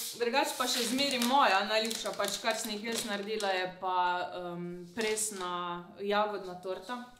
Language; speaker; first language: Slovenian; native; Slovenian